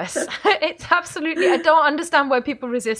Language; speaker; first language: English; non-native, fluent; German